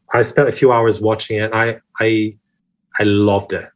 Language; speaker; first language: English; non-native, fluent; Portuguese